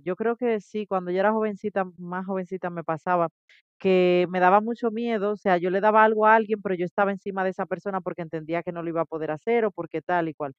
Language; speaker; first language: Spanish; native; Spanish